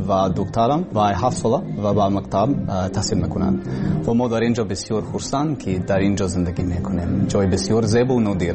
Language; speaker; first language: Persian; non-native, learner; English